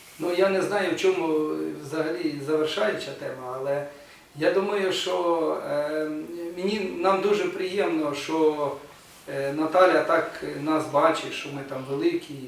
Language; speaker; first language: Ukrainian; non-native, local second language; Russian